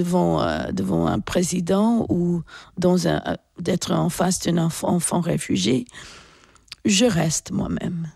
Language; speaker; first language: French; non-native, fluent; English